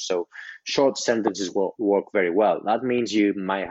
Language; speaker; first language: English; non-native, fluent; Greek